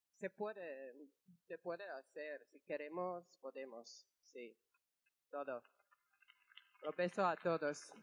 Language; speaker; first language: Spanish; non-native, fluent; Serbian